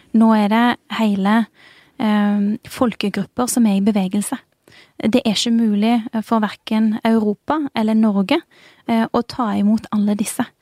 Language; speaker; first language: Norwegian; early bilingual, other home language; Urdu